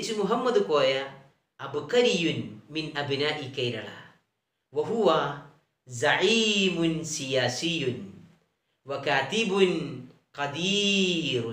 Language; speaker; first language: Arabic; non-native, fluent; Malayalam